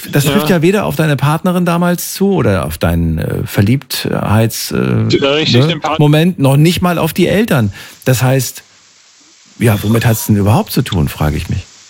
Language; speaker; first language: German; native; German